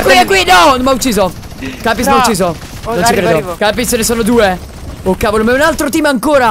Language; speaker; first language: Italian; native; Italian